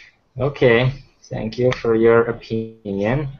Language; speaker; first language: English; non-native, fluent; Ukrainian